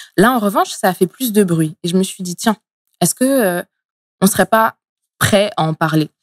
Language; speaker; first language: French; early bilingual, other home language; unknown